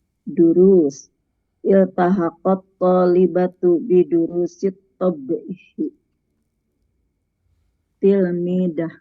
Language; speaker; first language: Arabic; non-native, learner; Indonesian